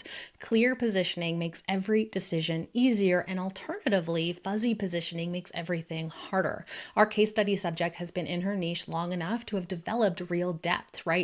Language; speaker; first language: English; native; English